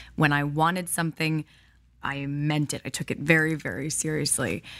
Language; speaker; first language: English; native; English